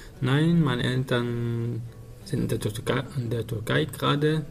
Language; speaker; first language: German; non-native, learner; Arabic